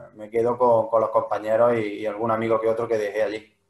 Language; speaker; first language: Spanish; native; Spanish